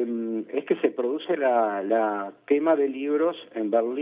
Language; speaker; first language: Spanish; native; Spanish